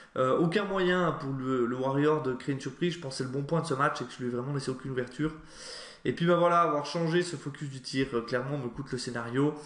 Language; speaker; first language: French; native; French